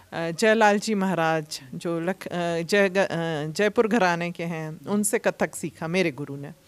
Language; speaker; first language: Hindi; native; Hindi